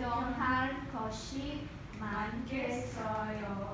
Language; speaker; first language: Korean; non-native, learner; Vietnamese